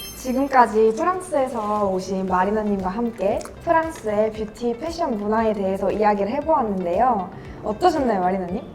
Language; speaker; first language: Korean; native; Korean